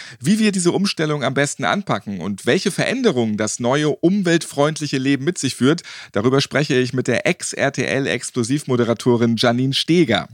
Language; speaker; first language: German; native; German